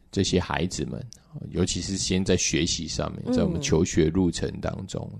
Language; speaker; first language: Chinese; native; Chinese